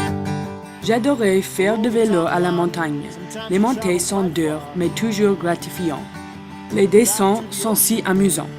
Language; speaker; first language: French; non-native, learner; English